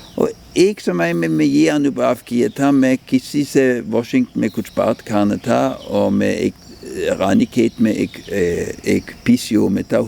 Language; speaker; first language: Hindi; non-native, fluent; German